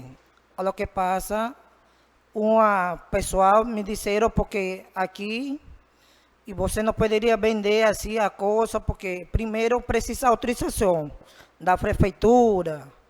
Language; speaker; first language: Portuguese; non-native, learner; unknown